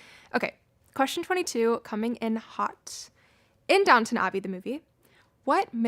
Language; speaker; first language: English; native; English